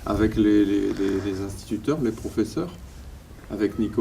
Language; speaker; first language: French; native; French